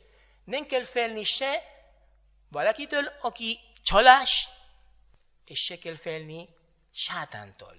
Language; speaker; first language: Hungarian; non-native, learner; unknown